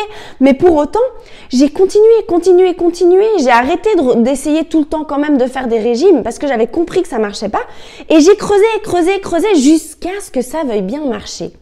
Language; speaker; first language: French; native; French